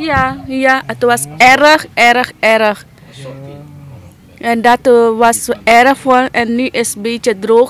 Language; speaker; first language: Dutch; non-native, local second language; Caribbean Hindustani